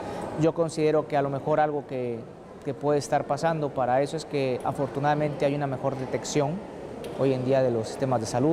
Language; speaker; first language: Spanish; native; Spanish